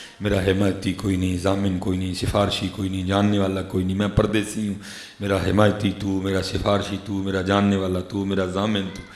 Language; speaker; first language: Urdu; non-native, local second language; Punjabi